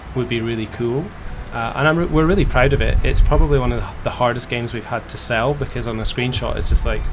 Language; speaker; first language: English; native; English